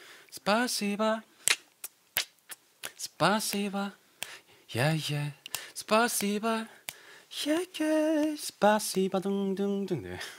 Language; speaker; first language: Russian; non-native, learner; Korean